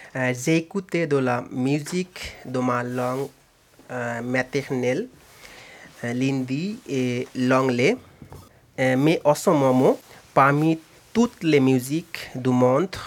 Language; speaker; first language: French; non-native, learner; Bangla